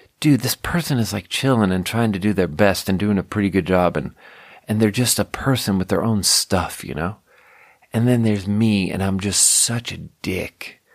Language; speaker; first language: English; native; English